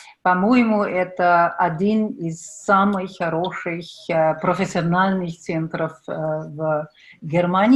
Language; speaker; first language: Russian; non-native, fluent; German